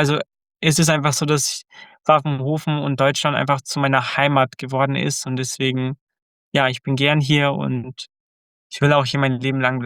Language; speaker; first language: German; early bilingual, other home language; Croatian